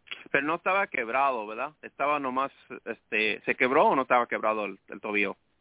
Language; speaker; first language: Spanish; early bilingual, heritage; Spanish